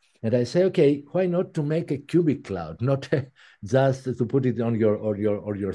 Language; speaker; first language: English; non-native, fluent; Greek